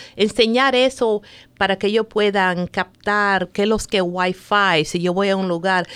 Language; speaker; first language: Spanish; native; Spanish